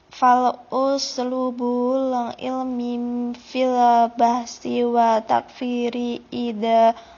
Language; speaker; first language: Arabic; non-native, learner; Indonesian